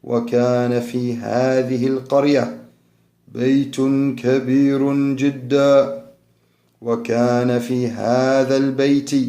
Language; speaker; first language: Arabic; non-native, fluent; English